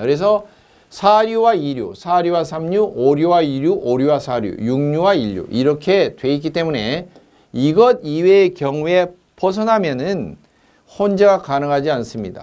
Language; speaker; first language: Korean; native; Korean